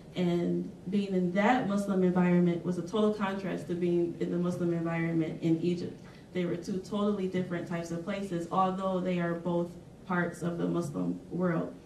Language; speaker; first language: English; native; English